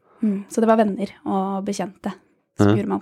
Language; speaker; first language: Norwegian; native; Norwegian